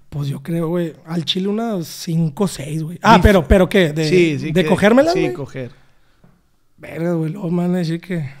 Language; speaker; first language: Spanish; native; Spanish